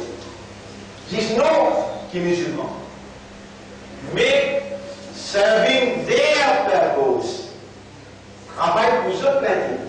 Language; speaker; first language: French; non-native, local second language; Morisyen